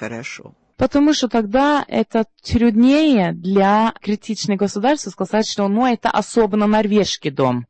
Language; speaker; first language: Russian; non-native, learner; Norwegian